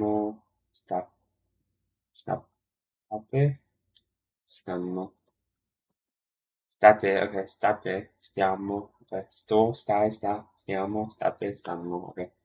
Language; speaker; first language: Italian; non-native, learner; English